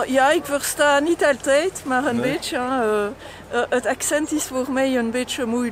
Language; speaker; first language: Dutch; non-native, learner; French